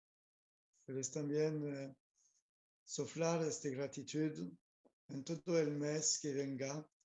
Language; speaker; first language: Spanish; non-native, learner; French